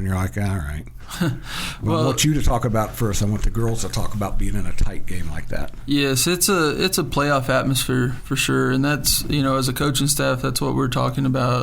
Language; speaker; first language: English; native; English